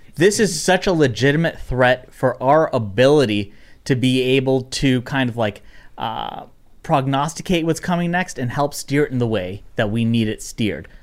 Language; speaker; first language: English; native; English